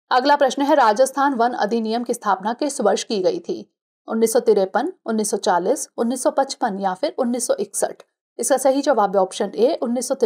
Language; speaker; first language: Hindi; native; Hindi